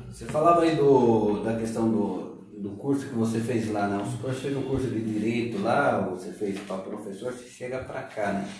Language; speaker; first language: Portuguese; native; Portuguese